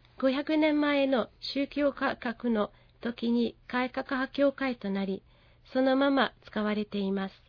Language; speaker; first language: Japanese; non-native, fluent; Hungarian